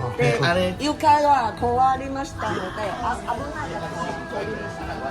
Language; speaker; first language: Japanese; non-native, fluent; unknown